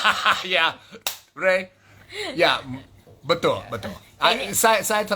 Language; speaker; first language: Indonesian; non-native, fluent; English